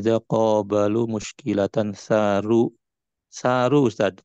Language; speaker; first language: Arabic; non-native, learner; Indonesian